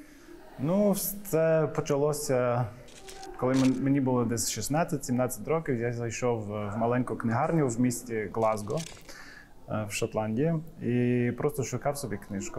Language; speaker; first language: Ukrainian; non-native, fluent; English